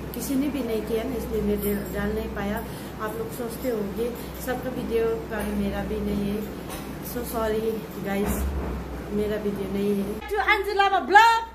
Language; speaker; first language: Hindi; non-native, local second language; Nepali